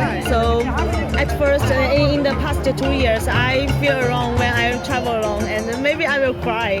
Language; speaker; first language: English; non-native, learner; Chinese